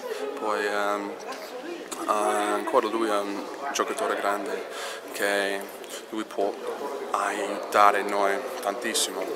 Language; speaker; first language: Italian; non-native, learner; English